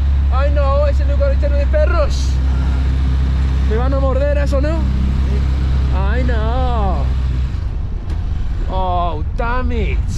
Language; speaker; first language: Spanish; non-native, fluent; English